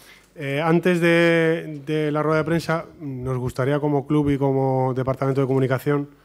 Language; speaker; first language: Spanish; native; Spanish